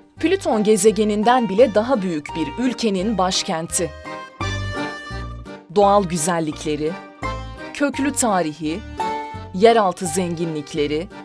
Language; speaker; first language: Turkish; native; Turkish